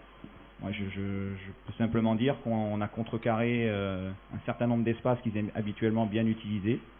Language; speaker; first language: French; native; French